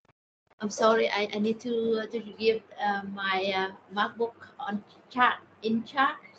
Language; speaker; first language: English; non-native, learner; Thai